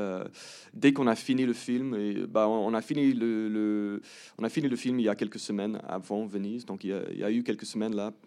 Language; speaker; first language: French; early bilingual, heritage; English